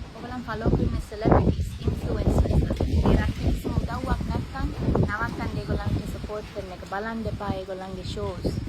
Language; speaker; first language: Sinhala; early bilingual, heritage; Sinhala